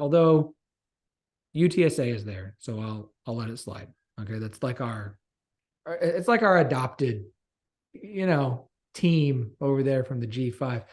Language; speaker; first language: English; native; English